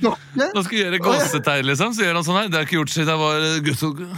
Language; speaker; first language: Norwegian; native; Norwegian